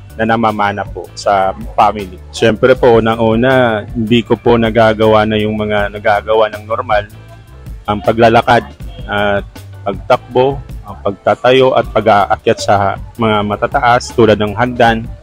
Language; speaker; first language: Filipino; non-native, local second language; Bikol